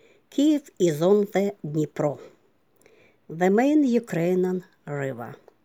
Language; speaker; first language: English; non-native, fluent; Ukrainian